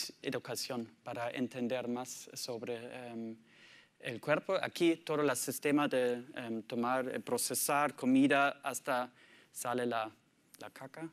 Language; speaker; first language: Spanish; non-native, learner; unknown